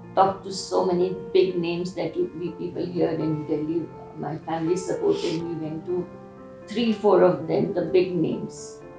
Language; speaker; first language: English; non-native, local second language; Hindi